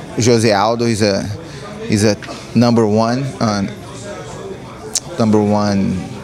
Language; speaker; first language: English; non-native, learner; Portuguese